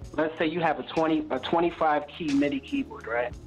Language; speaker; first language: English; native; English